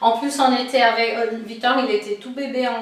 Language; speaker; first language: French; non-native, fluent; Portuguese